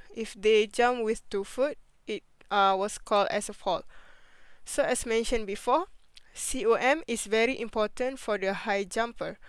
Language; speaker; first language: English; non-native, fluent; Malay